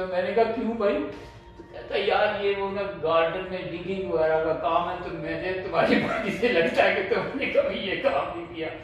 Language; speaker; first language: Urdu; non-native, local second language; Punjabi